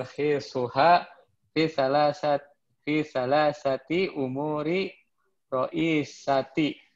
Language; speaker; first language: Arabic; non-native, learner; Indonesian